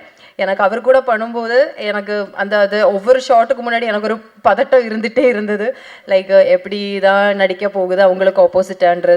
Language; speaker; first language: Tamil; non-native, fluent; Malayalam